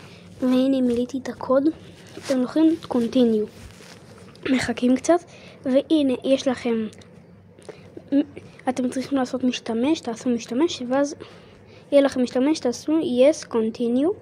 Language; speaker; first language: Hebrew; native; Hebrew